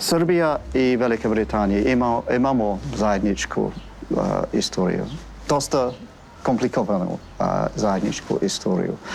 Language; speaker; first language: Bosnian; non-native, fluent; English